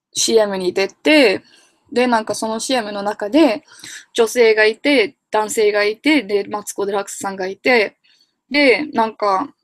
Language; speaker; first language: Japanese; non-native, fluent; English